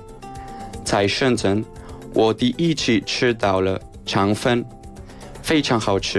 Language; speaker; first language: Chinese; non-native, fluent; Spanish